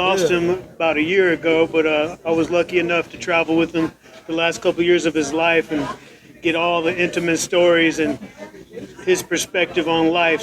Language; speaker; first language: English; native; English